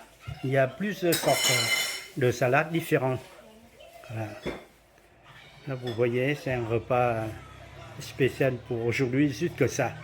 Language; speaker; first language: French; non-native, learner; Vietnamese